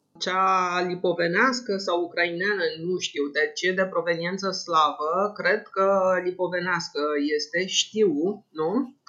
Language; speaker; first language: Romanian; native; Romanian